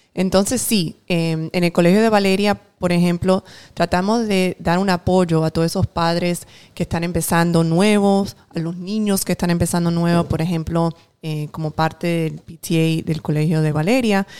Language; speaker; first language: Spanish; early bilingual, heritage; Spanish